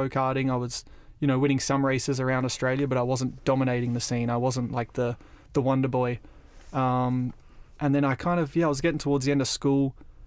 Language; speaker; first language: English; native; English